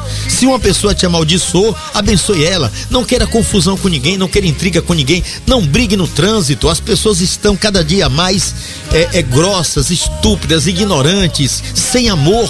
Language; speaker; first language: Portuguese; native; Portuguese